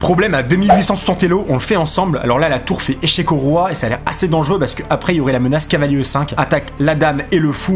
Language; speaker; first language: French; native; French